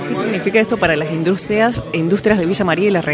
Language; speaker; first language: Spanish; native; Spanish